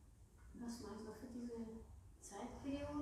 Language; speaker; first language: German; non-native, learner; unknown